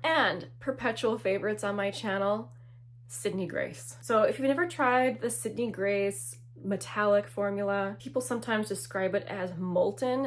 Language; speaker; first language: English; native; English